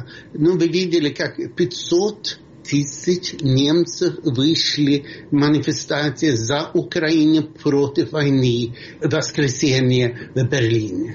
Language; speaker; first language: Russian; non-native, fluent; Swedish